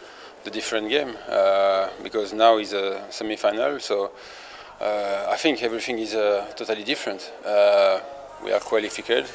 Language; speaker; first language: English; non-native, fluent; French